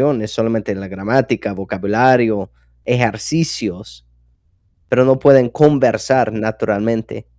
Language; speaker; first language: Spanish; non-native, fluent; English